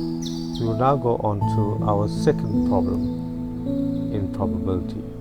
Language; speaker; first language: English; native; English